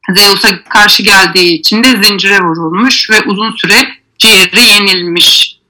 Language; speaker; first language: Turkish; native; Turkish